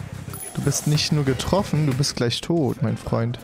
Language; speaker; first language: German; native; German